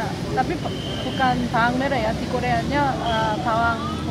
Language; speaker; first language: Indonesian; non-native, fluent; Korean